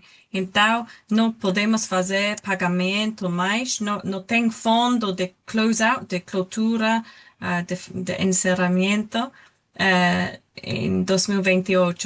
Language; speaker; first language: Portuguese; non-native, learner; English